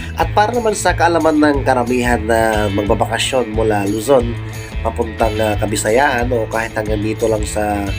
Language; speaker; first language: Filipino; non-native, local second language; Waray